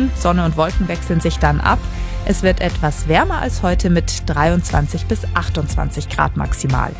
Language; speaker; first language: German; native; German